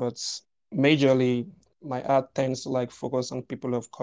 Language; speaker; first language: English; non-native, local second language; Igbo